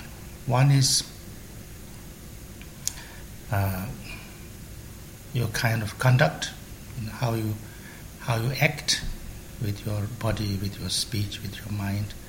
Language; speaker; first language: English; non-native, fluent; Chinese